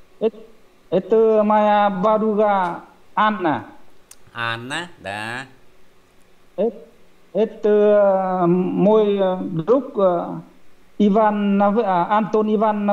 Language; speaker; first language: Russian; non-native, learner; Vietnamese